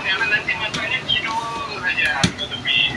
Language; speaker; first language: Malay; native; Malay